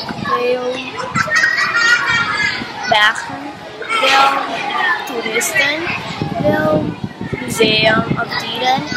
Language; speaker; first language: Dutch; non-native, local second language; Papiamento